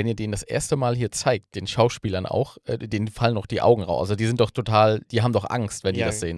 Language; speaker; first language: German; native; German